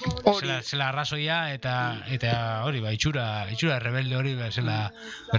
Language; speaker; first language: Basque; native; Basque